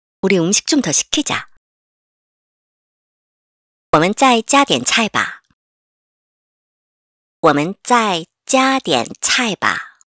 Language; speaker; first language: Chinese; non-native, fluent; Korean